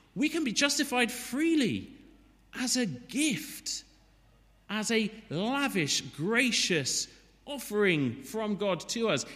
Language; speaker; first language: English; native; English